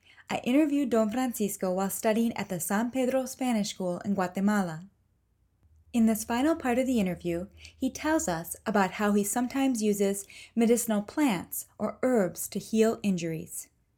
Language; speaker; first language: English; native; English